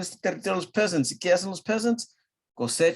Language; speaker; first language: Spanish; early bilingual, heritage; Spanish